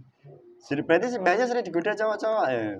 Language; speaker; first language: Indonesian; native; Indonesian